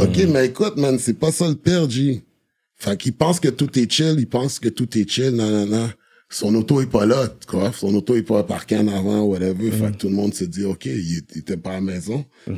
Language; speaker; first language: French; native; French